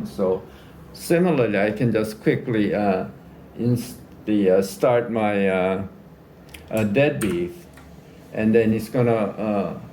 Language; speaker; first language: English; native; English